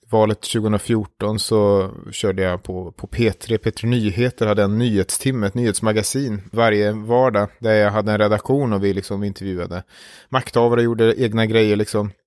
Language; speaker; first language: Swedish; native; Swedish